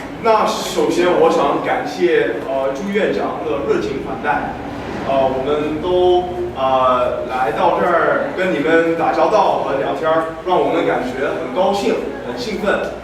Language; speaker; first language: Chinese; non-native, fluent; English